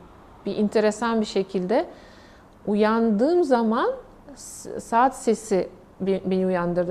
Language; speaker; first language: Turkish; non-native, fluent; Russian